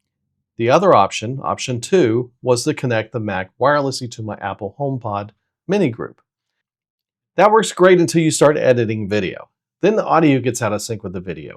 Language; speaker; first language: English; native; English